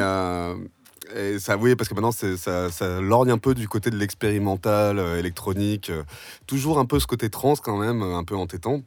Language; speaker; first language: French; native; French